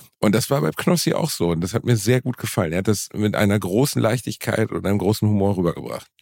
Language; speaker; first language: German; native; German